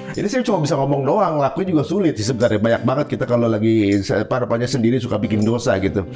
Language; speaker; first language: Indonesian; native; Indonesian